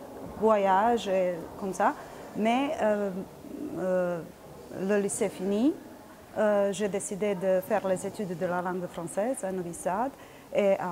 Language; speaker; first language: French; non-native, fluent; Serbian